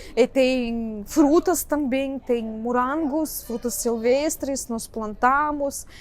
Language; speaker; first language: Portuguese; non-native, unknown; Russian